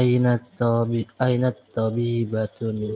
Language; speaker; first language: Arabic; non-native, learner; Indonesian